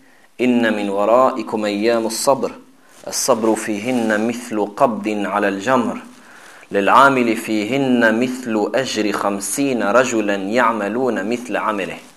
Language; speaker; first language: Arabic; non-native, fluent; French